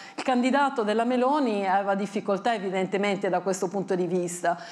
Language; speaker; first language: Italian; native; Italian